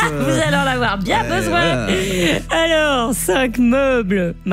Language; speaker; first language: French; native; French